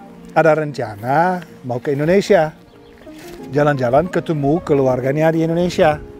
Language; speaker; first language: Indonesian; non-native, fluent; Dutch